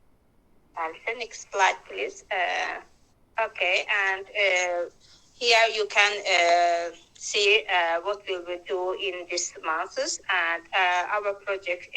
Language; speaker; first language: English; non-native, learner; Azerbaijani